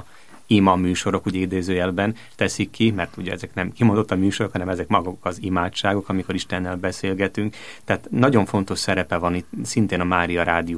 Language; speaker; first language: Hungarian; native; Hungarian